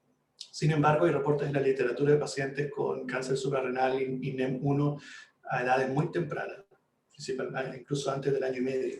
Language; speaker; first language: Spanish; native; Spanish